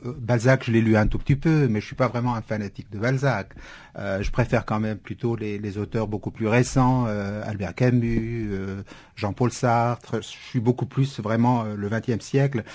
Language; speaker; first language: French; non-native, fluent; Kurdish